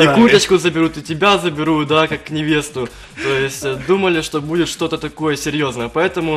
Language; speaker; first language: Russian; native; Russian